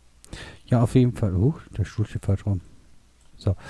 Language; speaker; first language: German; native; German